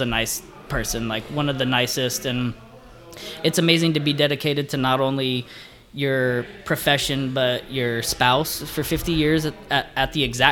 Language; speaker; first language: English; native; English